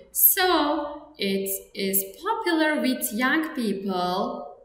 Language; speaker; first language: English; non-native, fluent; Turkish